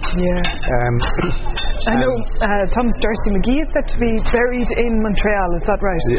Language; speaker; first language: English; native; English